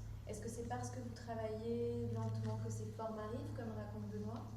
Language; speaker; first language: French; native; French